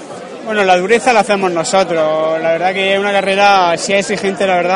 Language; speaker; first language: Spanish; native; Spanish